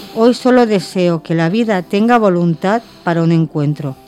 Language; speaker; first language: Spanish; non-native, local second language; Catalan